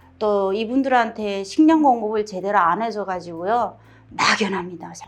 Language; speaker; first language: Korean; native; Korean